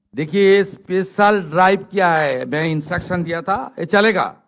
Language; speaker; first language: Hindi; non-native, local second language; Bangla